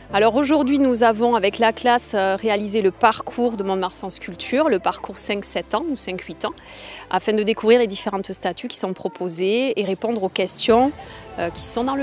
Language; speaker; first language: French; native; French